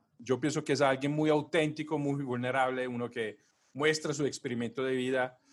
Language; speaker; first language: Spanish; non-native, fluent; Italian